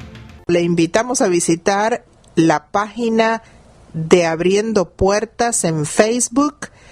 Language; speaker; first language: Spanish; native; Spanish